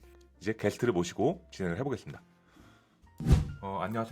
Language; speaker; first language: Korean; native; Korean